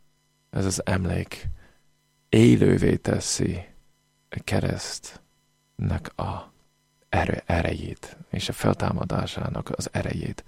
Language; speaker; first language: Hungarian; non-native, fluent; English